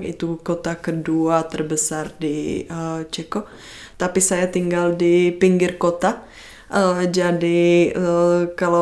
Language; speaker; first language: Indonesian; non-native, fluent; Czech